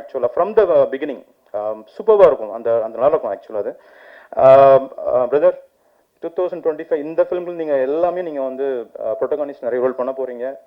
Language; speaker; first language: Tamil; native; Tamil